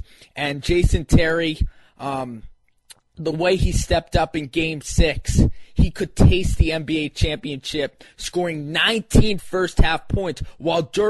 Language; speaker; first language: English; native; English